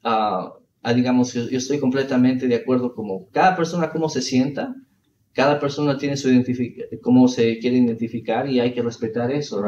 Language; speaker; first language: Spanish; early bilingual, heritage; Spanish